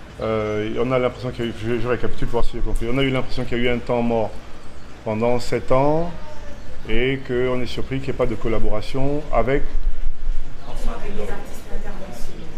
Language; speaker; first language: French; native; French